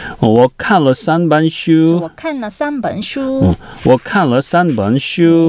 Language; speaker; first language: Chinese; non-native, fluent; Korean